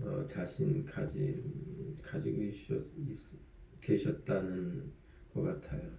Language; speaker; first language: Korean; early bilingual, heritage; French